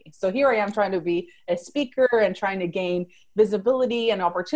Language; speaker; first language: English; non-native, fluent; Spanish